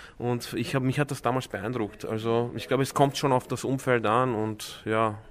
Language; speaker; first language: German; early bilingual, other home language; Croatian